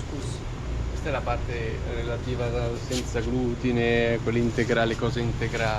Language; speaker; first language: Italian; native; Italian